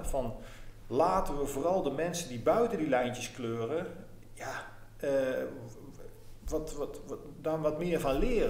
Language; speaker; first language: Dutch; native; Dutch